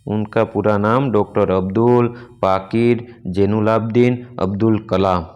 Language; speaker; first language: Hindi; non-native, local second language; Gujarati